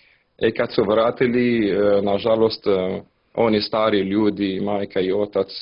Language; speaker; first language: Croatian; non-native, learner; Arabic